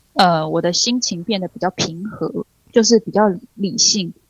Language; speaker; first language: Chinese; native; Chinese